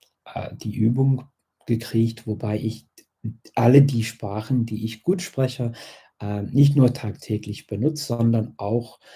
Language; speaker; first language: German; non-native, fluent; English